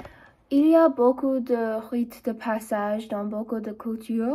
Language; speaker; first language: French; non-native, learner; English